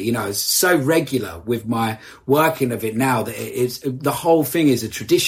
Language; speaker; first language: English; native; English